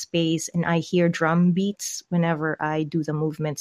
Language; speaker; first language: English; non-native, local second language; Filipino